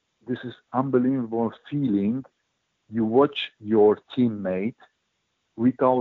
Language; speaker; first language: English; non-native, learner; Hungarian